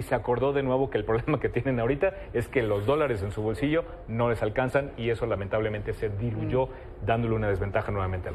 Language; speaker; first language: Spanish; native; Spanish